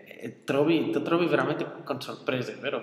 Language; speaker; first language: Italian; non-native, fluent; Spanish